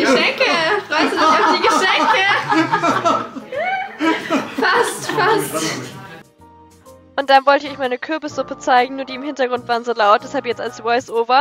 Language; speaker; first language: German; native; German